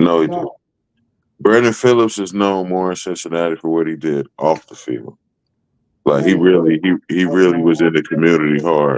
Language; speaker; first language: English; native; English